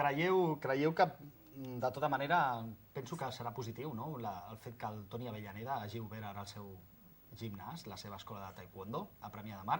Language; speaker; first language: Catalan; native; Catalan